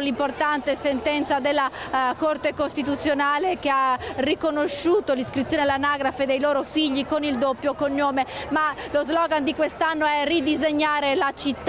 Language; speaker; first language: Italian; native; Italian